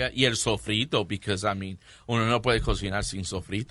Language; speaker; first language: Spanish; early bilingual, heritage; Spanish